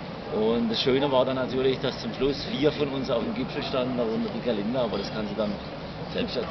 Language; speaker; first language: German; native; German